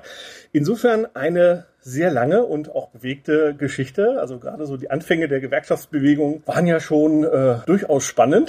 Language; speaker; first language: German; native; German